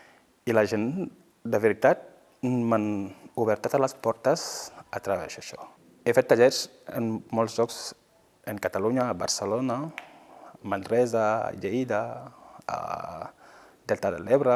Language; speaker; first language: Catalan; non-native, fluent; Fula